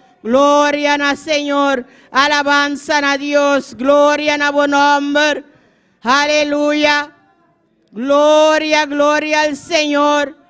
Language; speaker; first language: Spanish; non-native, learner; Papiamento